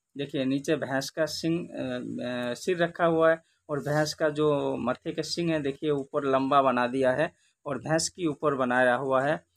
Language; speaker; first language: Hindi; non-native, local second language; Bangla